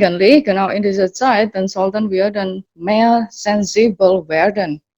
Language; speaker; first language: German; non-native, learner; Indonesian